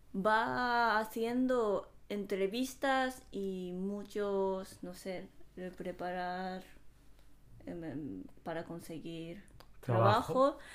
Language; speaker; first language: Spanish; non-native, fluent; Japanese